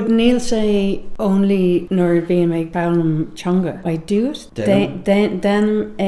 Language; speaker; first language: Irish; non-native, learner; English